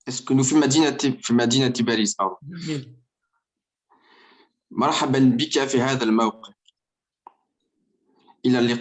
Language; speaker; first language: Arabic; non-native, learner; French